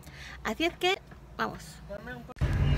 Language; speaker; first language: Spanish; native; Spanish